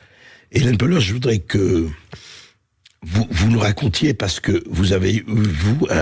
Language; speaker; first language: French; native; French